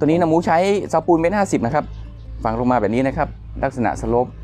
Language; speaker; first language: Thai; native; Thai